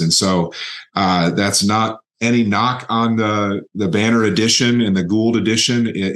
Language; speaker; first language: English; native; English